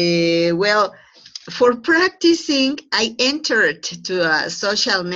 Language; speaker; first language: English; non-native, fluent; Spanish